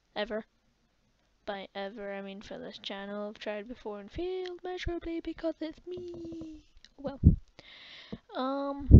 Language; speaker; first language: English; native; English